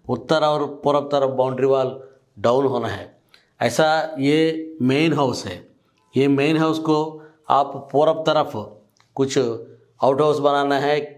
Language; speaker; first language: Hindi; non-native, local second language; Telugu